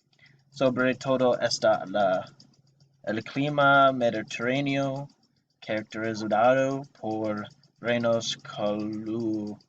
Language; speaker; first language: Spanish; non-native, learner; English